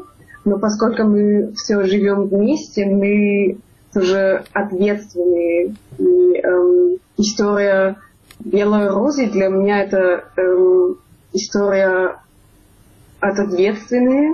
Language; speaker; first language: Russian; non-native, fluent; German